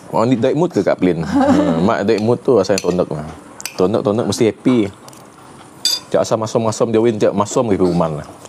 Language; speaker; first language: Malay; non-native, local second language; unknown